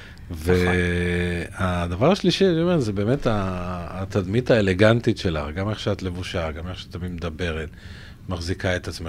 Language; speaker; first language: Hebrew; native; Hebrew